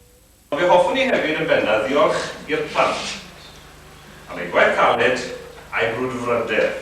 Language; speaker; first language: Welsh; native; Welsh